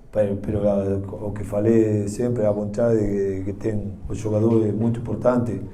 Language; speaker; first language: Portuguese; non-native, learner; Spanish